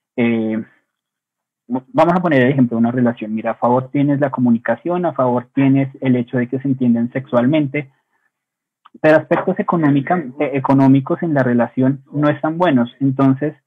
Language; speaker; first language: Spanish; native; Spanish